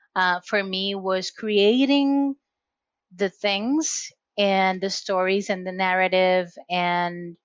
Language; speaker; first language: English; non-native, fluent; Spanish